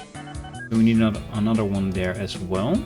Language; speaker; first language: English; non-native, fluent; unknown